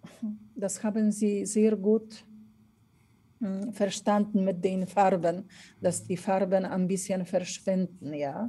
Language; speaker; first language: German; non-native, fluent; Polish